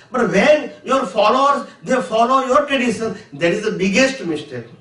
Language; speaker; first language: English; non-native, local second language; Gujarati